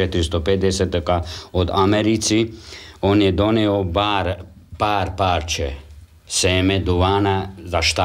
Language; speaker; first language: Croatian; non-native, local second language; Hungarian